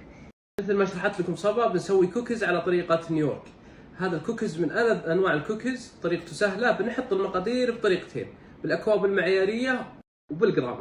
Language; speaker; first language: Arabic; native; Arabic